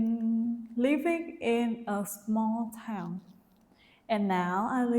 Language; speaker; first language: English; non-native, learner; Vietnamese